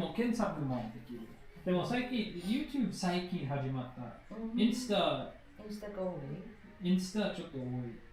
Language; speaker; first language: Japanese; non-native, learner; English